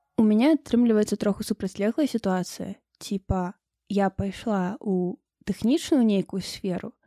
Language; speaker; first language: Belarusian; non-native, local second language; Russian